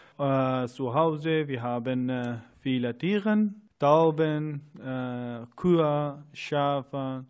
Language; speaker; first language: German; non-native, learner; Kurdish